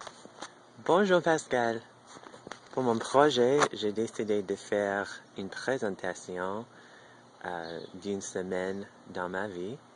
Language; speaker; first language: French; non-native, learner; English